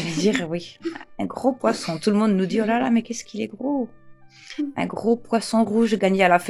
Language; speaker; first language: French; native; French